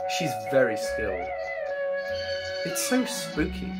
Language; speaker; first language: English; native; English